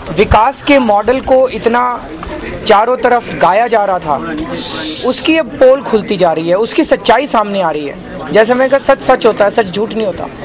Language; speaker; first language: Hindi; native; Hindi